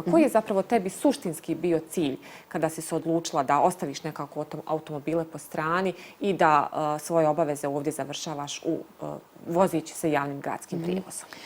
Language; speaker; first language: Bosnian; native; Bosnian